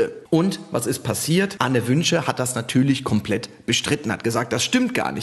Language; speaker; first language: German; native; German